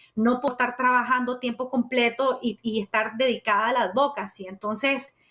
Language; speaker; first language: Spanish; native; Spanish